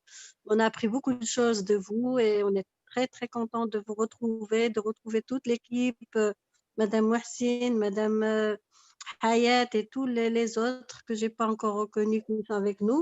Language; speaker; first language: French; non-native, local second language; Arabic